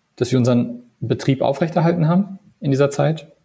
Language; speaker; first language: German; non-native, fluent; English